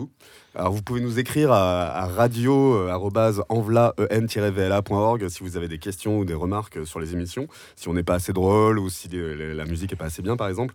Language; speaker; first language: French; native; French